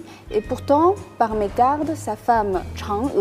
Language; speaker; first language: French; non-native, fluent; Chinese